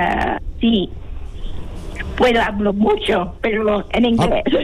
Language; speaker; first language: Spanish; non-native, learner; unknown